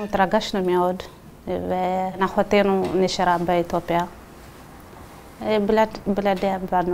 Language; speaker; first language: Hebrew; early bilingual, other home language; Amharic